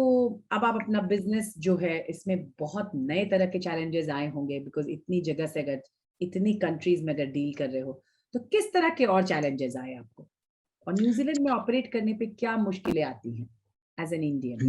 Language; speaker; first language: Hindi; native; Hindi